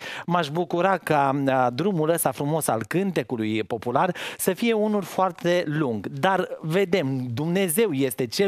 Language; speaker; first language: Romanian; native; Romanian